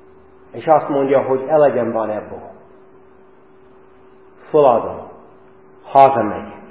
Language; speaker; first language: Hungarian; non-native, fluent; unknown